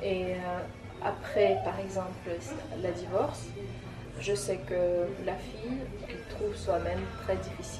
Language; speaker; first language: French; non-native, fluent; Tajik